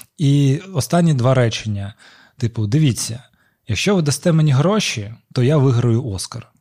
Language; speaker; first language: Ukrainian; non-native, local second language; Russian